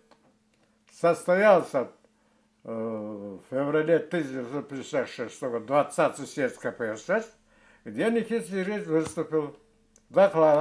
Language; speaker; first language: Russian; non-native, local second language; Karachay-Balkar